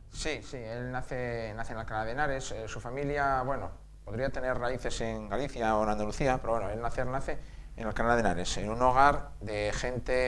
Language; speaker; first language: Spanish; native; Spanish